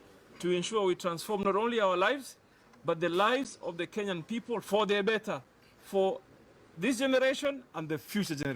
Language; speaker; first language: English; non-native, local second language; Swahili